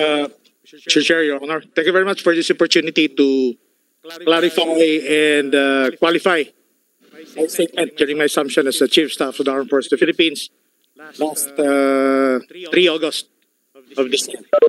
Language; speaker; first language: English; non-native, local second language; Filipino